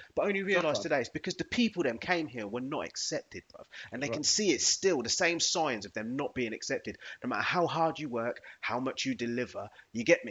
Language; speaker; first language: English; native; English